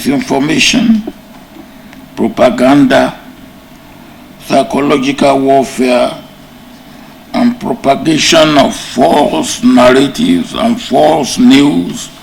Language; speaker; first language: English; non-native, local second language; Yoruba